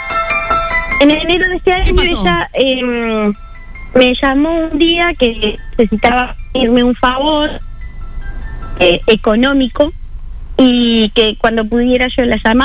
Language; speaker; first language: Spanish; native; Spanish